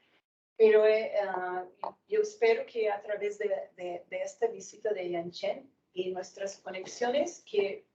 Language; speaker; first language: Spanish; non-native, fluent; Portuguese